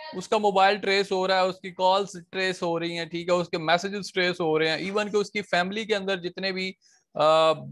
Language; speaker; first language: Urdu; non-native, local second language; Punjabi